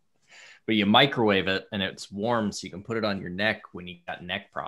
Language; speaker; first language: English; native; English